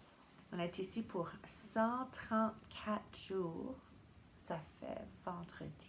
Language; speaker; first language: French; non-native, learner; English